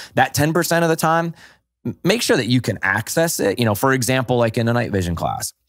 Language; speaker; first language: English; native; English